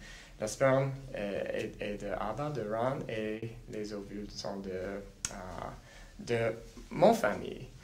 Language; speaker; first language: French; non-native, local second language; English